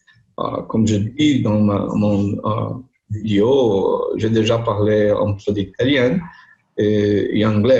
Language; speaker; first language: French; non-native, learner; Portuguese